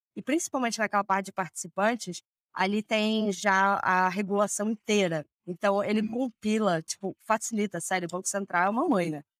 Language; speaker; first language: Portuguese; native; Portuguese